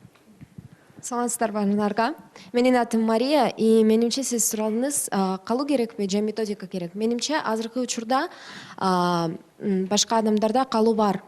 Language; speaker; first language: Kyrgyz; non-native, local second language; Russian